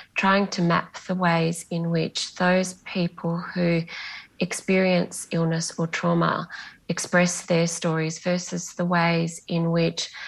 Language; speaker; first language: English; non-native, local second language; Greek